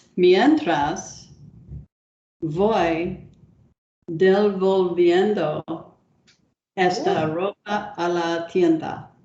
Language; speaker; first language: Spanish; non-native, learner; English